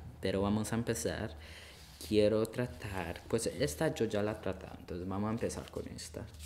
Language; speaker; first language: Spanish; early bilingual, heritage; Spanish